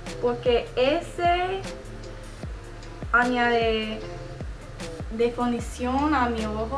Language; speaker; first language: Spanish; non-native, learner; English